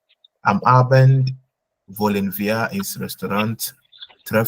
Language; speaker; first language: German; non-native, fluent; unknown